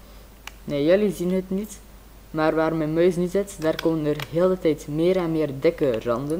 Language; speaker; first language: Dutch; native; Dutch